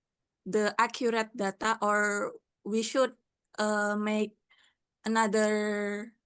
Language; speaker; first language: English; non-native, learner; Indonesian